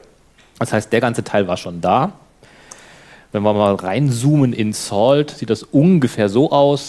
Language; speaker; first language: German; native; German